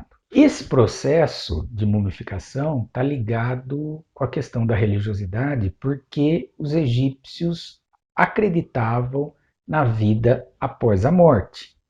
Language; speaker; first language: Portuguese; native; Portuguese